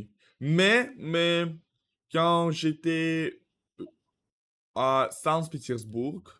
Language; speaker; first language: French; non-native, learner; Russian